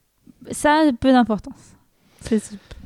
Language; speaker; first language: French; native; French